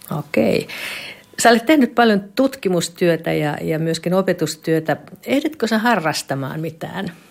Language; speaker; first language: Finnish; native; Finnish